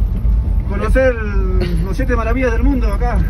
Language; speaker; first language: Spanish; native; Spanish